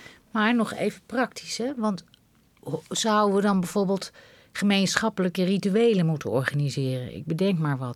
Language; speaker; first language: Dutch; native; Dutch